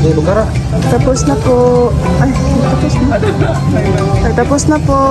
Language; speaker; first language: Filipino; non-native, local second language; Cebuano